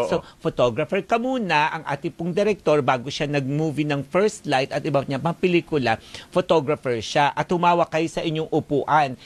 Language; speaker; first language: Filipino; native; Filipino